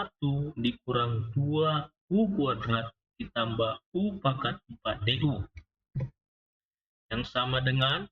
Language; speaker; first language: Indonesian; native; Indonesian